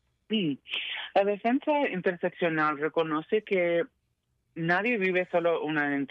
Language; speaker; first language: Spanish; early bilingual, heritage; Spanish